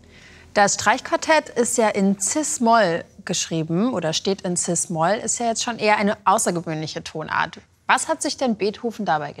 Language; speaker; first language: German; native; German